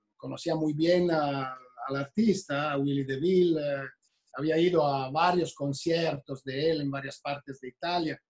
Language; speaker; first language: Spanish; non-native, fluent; Italian